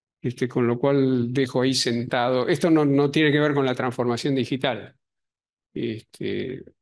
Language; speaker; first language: Spanish; native; Spanish